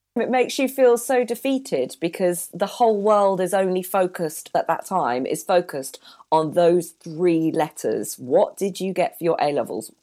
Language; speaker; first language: English; early bilingual, other home language; Hindi